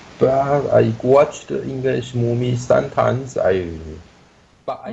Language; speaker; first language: English; non-native, learner; Chinese